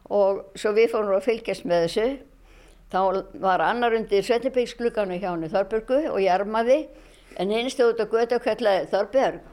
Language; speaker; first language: Icelandic; native; Icelandic